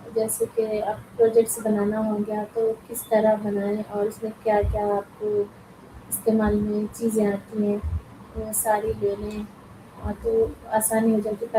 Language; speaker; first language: Urdu; native; Urdu